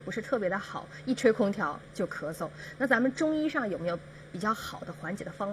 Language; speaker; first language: Chinese; native; Chinese